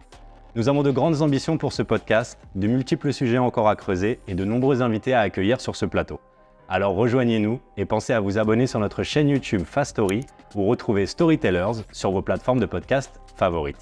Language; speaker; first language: French; native; French